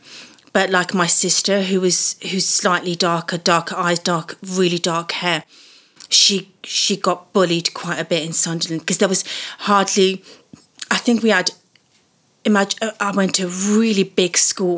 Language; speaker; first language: English; early bilingual, other home language; Persian